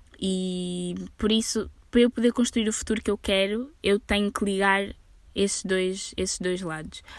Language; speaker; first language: Portuguese; early bilingual, heritage; Portuguese